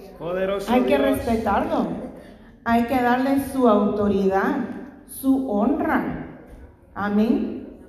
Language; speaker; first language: Spanish; non-native, fluent; English